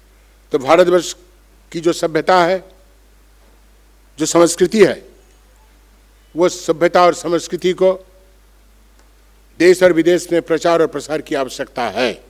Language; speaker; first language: Hindi; non-native, local second language; Bangla